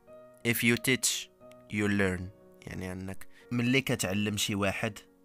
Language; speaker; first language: Arabic; native; Arabic